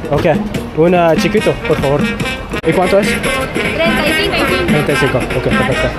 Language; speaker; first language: Spanish; non-native, learner; English